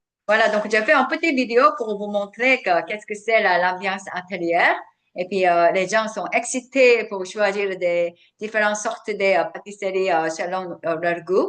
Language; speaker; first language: French; non-native, fluent; Korean